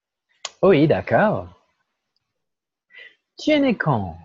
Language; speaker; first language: French; non-native, learner; Portuguese